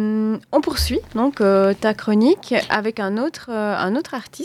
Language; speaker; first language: French; native; French